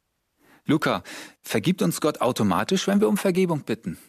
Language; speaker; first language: German; native; German